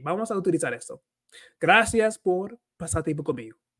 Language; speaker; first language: Spanish; non-native, fluent; English